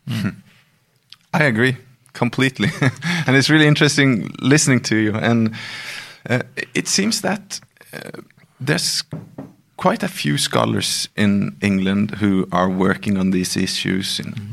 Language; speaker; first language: English; non-native, fluent; Norwegian